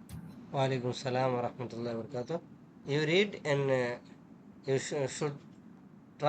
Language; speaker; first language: English; non-native, learner; Urdu